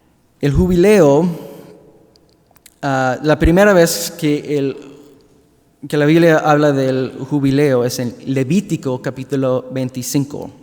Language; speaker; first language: Spanish; non-native, fluent; English